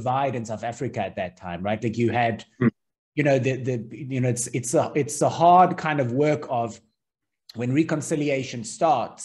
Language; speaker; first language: English; native; English